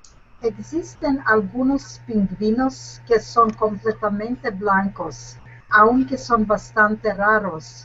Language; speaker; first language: Spanish; non-native, learner; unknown